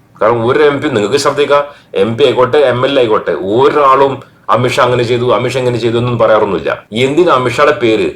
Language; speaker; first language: Malayalam; native; Malayalam